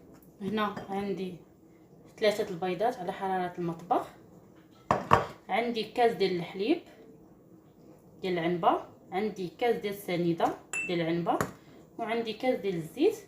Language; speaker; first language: Arabic; native; Arabic